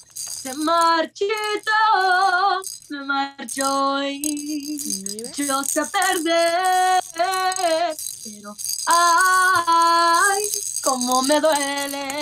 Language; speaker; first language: Spanish; early bilingual, heritage; Spanish